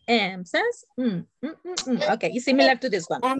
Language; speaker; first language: English; non-native, learner; Spanish